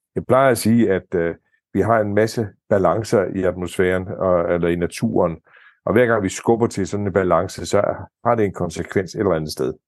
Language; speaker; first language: Danish; native; Danish